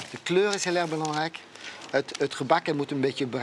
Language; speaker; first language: Dutch; non-native, fluent; French